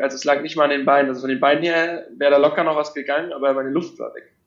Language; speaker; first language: German; native; German